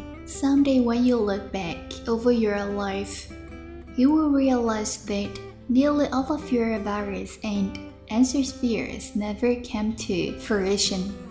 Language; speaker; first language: English; non-native, fluent; Chinese